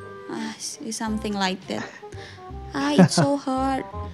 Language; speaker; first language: English; non-native, learner; Indonesian